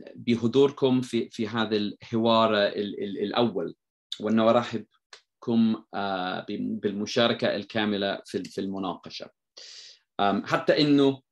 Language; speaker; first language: Arabic; non-native, fluent; English